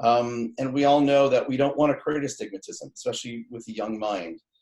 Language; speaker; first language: English; native; English